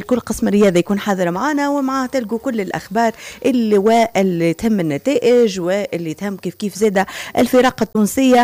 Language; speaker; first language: Arabic; native; Arabic